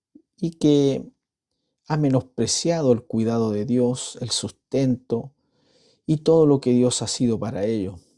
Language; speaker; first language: Spanish; native; Spanish